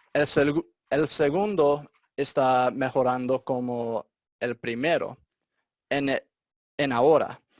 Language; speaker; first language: Spanish; non-native, learner; English